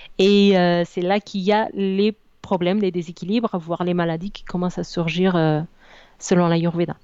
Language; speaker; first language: French; non-native, fluent; Portuguese